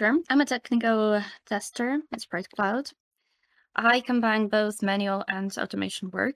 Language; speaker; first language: English; non-native, fluent; Ukrainian